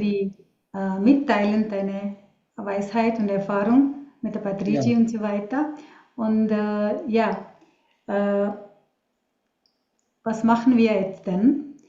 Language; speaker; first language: German; non-native, learner; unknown